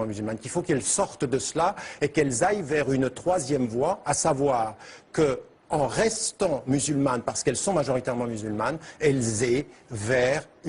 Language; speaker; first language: French; early bilingual, heritage; French